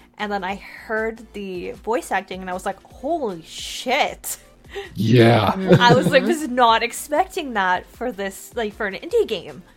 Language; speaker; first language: English; native; English